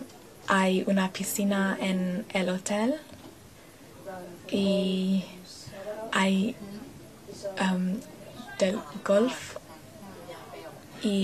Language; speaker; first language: Spanish; non-native, learner; English